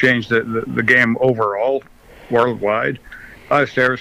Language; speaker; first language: English; native; English